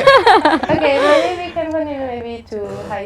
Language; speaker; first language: English; non-native, learner; Indonesian